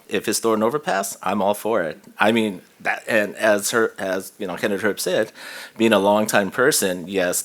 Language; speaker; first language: English; native; English